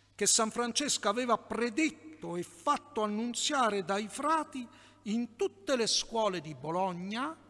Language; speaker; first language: Italian; native; Italian